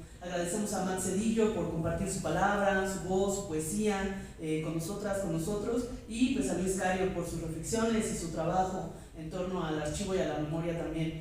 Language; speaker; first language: Spanish; native; Spanish